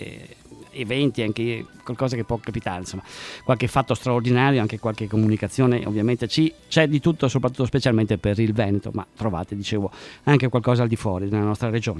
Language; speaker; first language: Italian; native; Italian